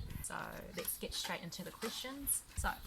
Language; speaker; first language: English; early bilingual, other home language; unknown